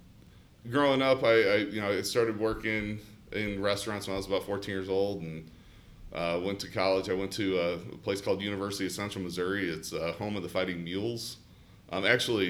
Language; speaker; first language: English; native; English